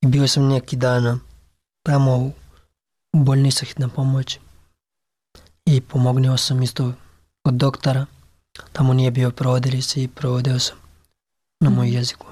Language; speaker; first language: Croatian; non-native, learner; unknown